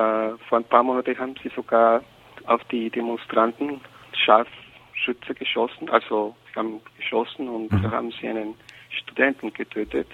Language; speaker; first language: German; non-native, fluent; Spanish